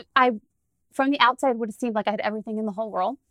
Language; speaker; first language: English; native; English